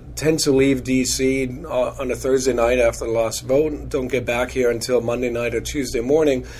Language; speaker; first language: English; non-native, fluent; German